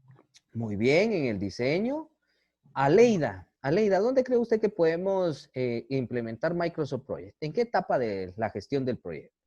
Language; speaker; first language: Spanish; native; Spanish